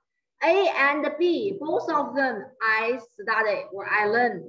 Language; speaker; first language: English; non-native, fluent; Chinese